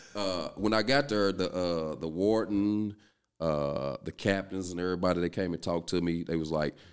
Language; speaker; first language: English; native; English